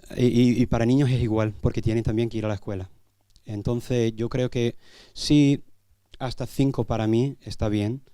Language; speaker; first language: Spanish; non-native, fluent; English